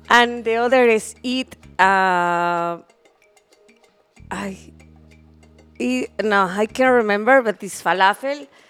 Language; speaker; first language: English; non-native, learner; Spanish